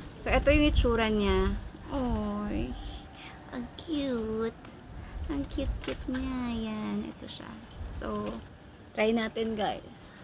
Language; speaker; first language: Filipino; non-native, local second language; Cebuano